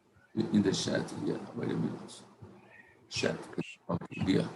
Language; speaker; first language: English; non-native, fluent; Portuguese